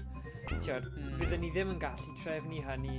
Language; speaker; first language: Welsh; native; Welsh